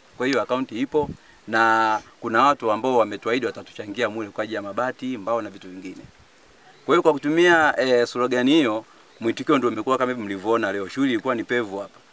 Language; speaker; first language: Swahili; non-native, local second language; Sukuma